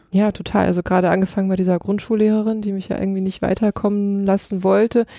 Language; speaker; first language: German; early bilingual, other home language; Russian